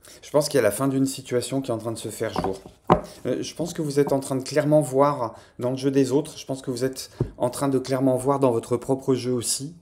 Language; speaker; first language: French; native; French